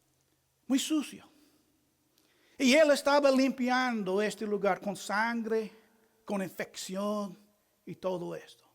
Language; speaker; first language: Spanish; non-native, fluent; English